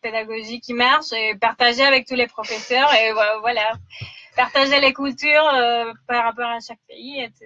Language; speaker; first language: French; non-native, fluent; Spanish